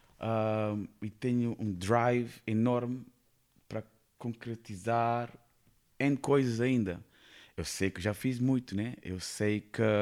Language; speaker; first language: Portuguese; non-native, fluent; Kabuverdianu